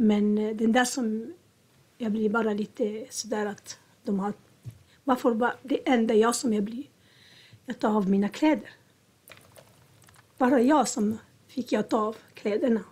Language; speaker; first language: Swedish; non-native, learner; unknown